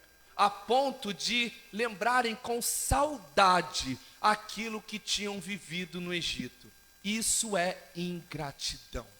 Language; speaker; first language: Portuguese; native; Portuguese